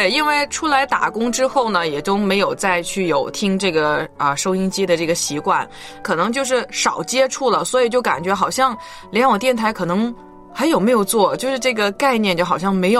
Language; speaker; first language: Chinese; native; Chinese